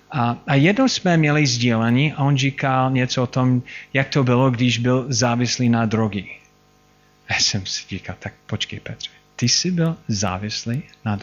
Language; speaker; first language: Czech; non-native, fluent; English